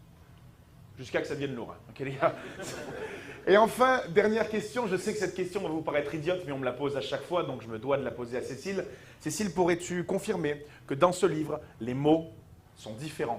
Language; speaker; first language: French; native; French